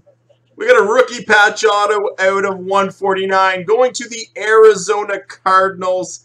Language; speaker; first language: English; native; English